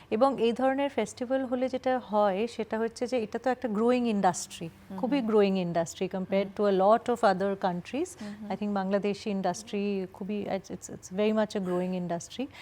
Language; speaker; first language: Bangla; native; Bangla